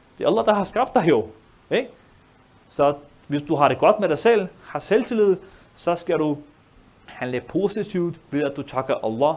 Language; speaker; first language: Danish; early bilingual, other home language; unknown